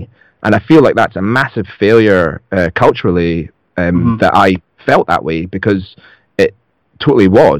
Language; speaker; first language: English; native; English